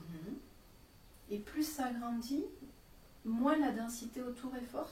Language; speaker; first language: French; native; French